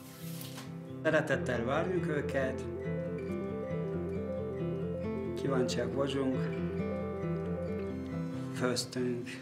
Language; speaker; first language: Hungarian; non-native, fluent; Turkish